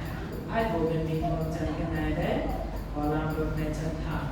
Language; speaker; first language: Vietnamese; non-native, learner; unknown